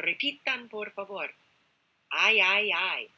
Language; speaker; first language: Spanish; non-native, fluent; English